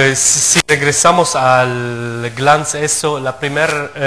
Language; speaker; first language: Spanish; non-native, fluent; Arabic